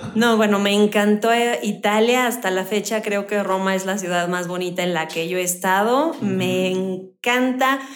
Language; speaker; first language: Spanish; native; Spanish